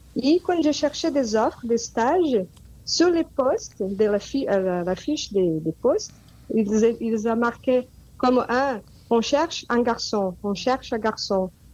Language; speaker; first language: French; non-native, fluent; Portuguese